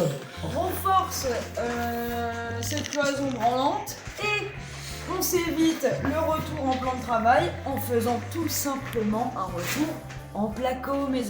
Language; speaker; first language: French; native; French